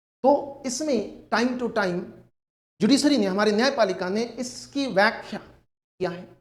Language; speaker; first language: Hindi; native; Hindi